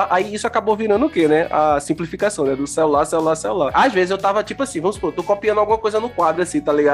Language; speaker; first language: Portuguese; native; Portuguese